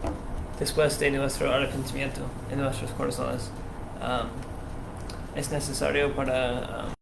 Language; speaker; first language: Spanish; non-native, learner; English